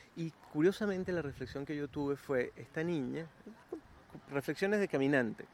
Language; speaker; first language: Spanish; native; Spanish